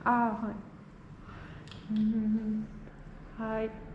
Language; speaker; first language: Japanese; non-native, learner; English